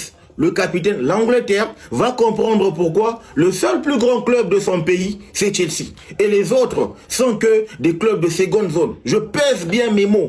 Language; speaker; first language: French; non-native, local second language; Lingala